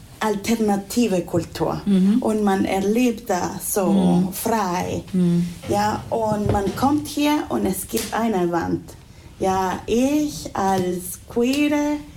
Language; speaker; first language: German; non-native, learner; Spanish